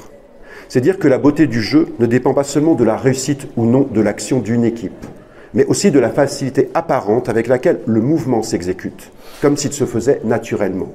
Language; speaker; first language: French; native; French